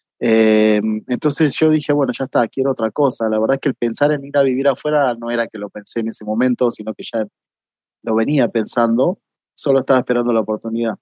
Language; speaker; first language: Spanish; native; Spanish